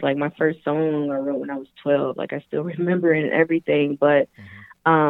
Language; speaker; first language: English; native; English